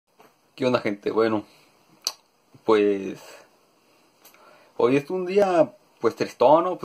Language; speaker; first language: Spanish; native; Spanish